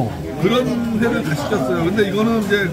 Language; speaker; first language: Korean; native; Korean